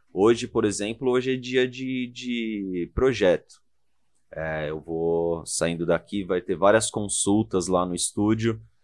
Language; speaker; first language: Portuguese; native; Portuguese